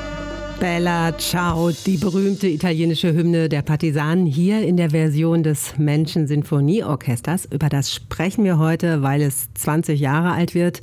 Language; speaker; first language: German; native; German